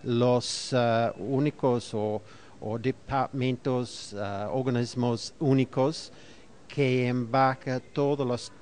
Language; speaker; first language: Spanish; non-native, fluent; English